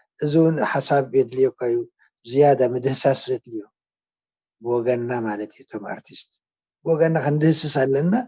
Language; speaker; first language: Tigrinya; non-native, local second language; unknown